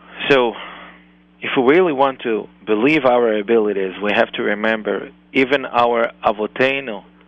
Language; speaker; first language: English; non-native, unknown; Hebrew